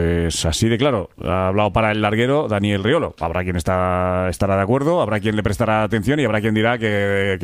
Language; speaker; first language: Spanish; native; Spanish